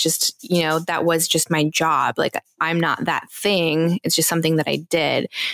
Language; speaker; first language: English; native; English